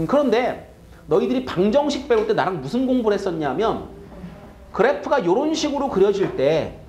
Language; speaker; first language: Korean; native; Korean